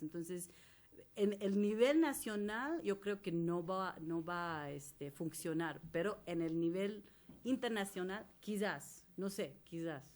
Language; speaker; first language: Spanish; non-native, fluent; English